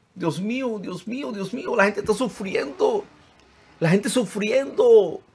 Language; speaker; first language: Spanish; native; Spanish